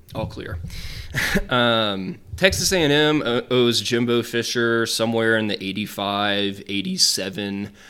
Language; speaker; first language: English; native; English